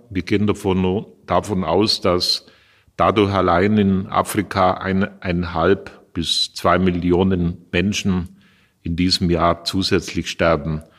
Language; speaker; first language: German; native; German